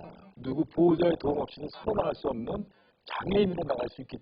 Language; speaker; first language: Korean; native; Korean